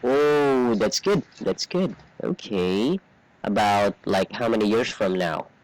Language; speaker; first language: English; non-native, fluent; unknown